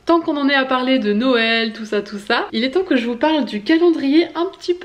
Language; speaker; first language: French; native; French